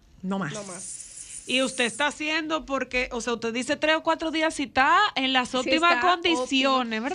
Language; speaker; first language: Spanish; native; Spanish